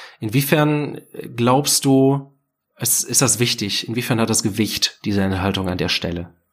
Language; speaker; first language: German; native; German